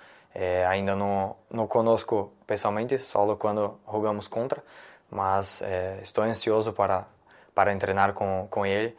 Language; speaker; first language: Spanish; non-native, learner; Portuguese